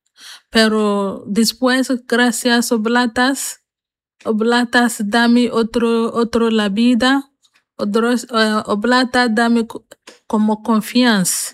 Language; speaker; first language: Spanish; non-native, learner; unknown